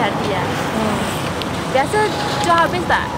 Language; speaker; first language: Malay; non-native, local second language; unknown